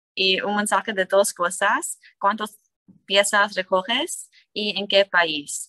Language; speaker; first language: Spanish; non-native, learner; English